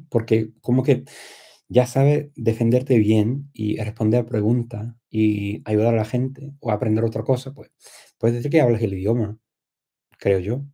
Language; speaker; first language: Spanish; non-native, fluent; English